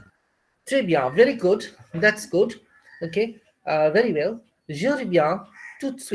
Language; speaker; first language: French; non-native, fluent; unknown